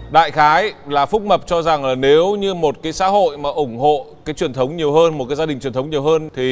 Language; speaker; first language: Vietnamese; native; Vietnamese